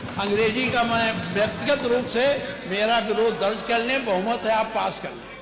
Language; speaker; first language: Hindi; native; Hindi